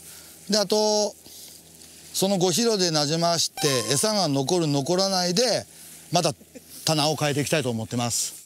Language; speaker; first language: Japanese; native; Japanese